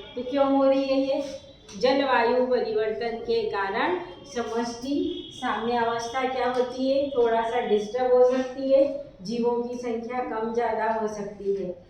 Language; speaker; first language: Hindi; native; Hindi